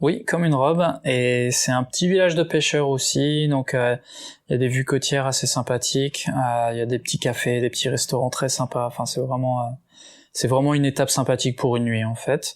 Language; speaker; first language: French; native; French